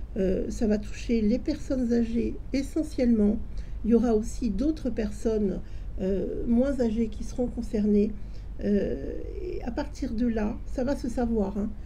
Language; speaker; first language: French; native; French